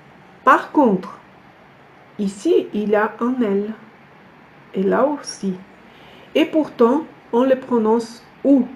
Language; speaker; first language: French; non-native, fluent; Portuguese